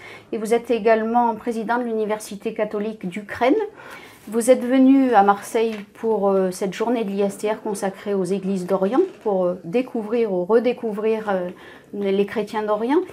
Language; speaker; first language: French; native; French